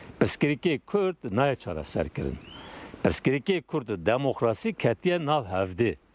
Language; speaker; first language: Kurdish; non-native, local second language; Turkish